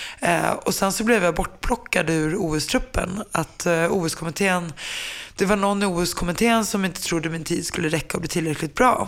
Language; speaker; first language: Swedish; early bilingual, other home language; Finnish